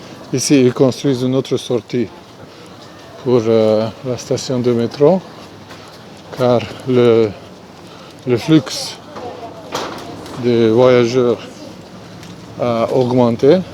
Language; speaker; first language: French; non-native, fluent; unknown